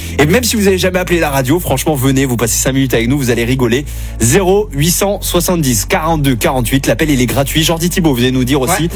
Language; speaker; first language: French; native; French